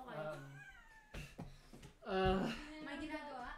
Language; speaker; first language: Filipino; early bilingual, heritage; French